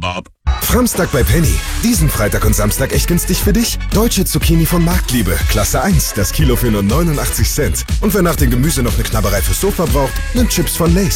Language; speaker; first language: German; native; German